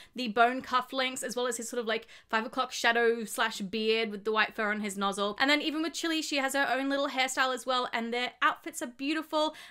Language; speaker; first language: English; native; English